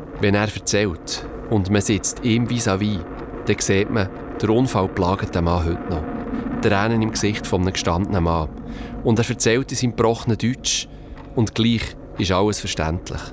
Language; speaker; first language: German; native; German